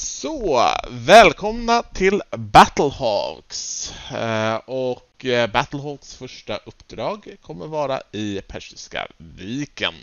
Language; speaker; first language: Swedish; native; Swedish